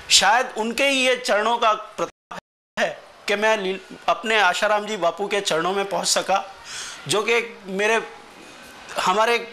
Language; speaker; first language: Hindi; non-native, local second language; Sindhi